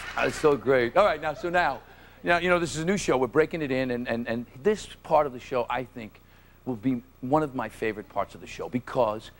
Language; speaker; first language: English; native; English